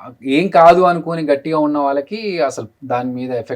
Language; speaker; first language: Telugu; native; Telugu